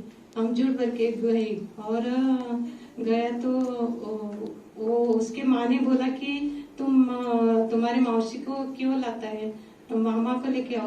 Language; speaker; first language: Hindi; non-native, local second language; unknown